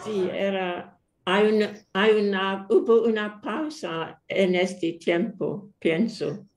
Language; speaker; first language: Spanish; non-native, fluent; English